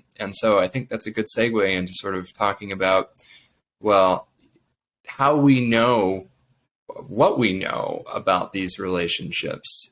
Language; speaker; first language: English; native; English